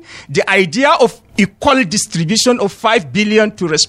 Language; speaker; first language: English; non-native, local second language; Hausa